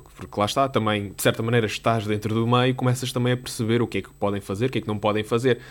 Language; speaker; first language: Portuguese; native; Portuguese